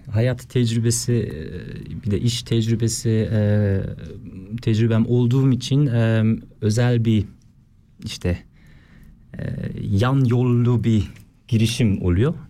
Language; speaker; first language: Turkish; early bilingual, heritage; Turkish